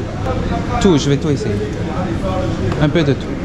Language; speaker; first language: French; non-native, learner; Korean